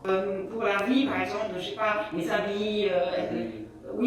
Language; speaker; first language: French; non-native, local second language; Luxembourgish